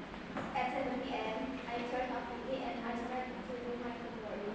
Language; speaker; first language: English; non-native, learner; Indonesian